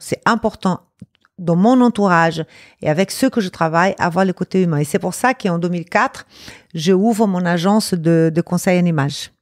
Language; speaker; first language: French; non-native, fluent; Portuguese